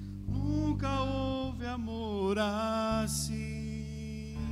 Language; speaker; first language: Portuguese; native; Portuguese